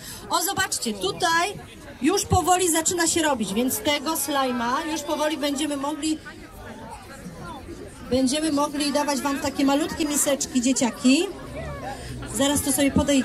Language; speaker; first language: Polish; native; Polish